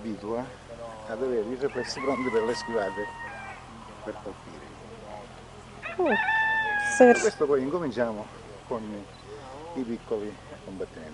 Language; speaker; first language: Italian; native; Italian